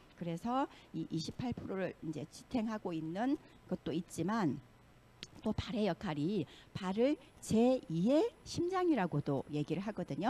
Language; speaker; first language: Korean; native; Korean